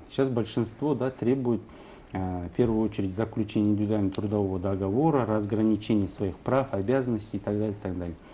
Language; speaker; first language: Russian; non-native, local second language; Kazakh